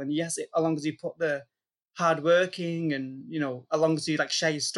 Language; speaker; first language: English; native; English